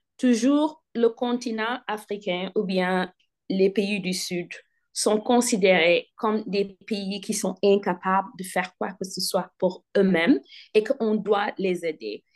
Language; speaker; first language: French; non-native, local second language; Wolof